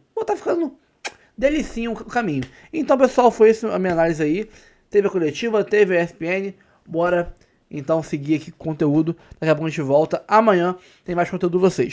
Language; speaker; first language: Portuguese; native; Portuguese